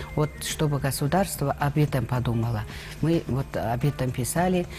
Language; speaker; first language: Russian; non-native, local second language; Kazakh